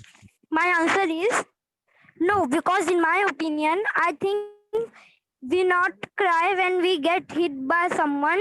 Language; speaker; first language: English; non-native, learner; Hindi